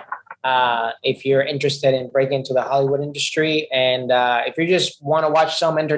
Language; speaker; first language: English; non-native, fluent; Spanish